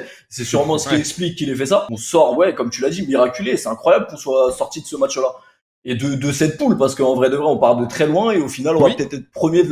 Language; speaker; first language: French; native; French